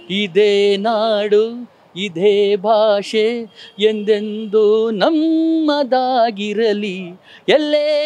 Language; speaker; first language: Kannada; non-native, local second language; Urdu